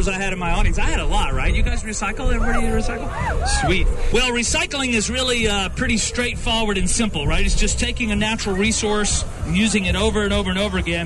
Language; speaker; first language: English; native; English